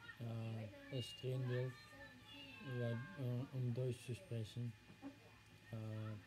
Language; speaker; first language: German; non-native, learner; English